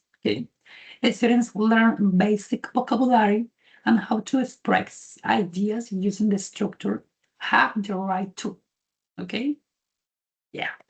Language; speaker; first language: English; non-native, learner; Spanish